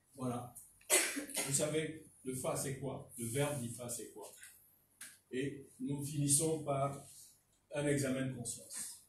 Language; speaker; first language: French; non-native, local second language; Fon